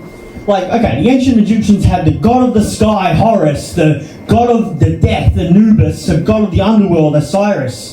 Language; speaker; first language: English; native; English